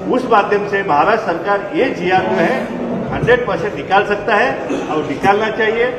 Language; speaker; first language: Hindi; non-native, local second language; Marathi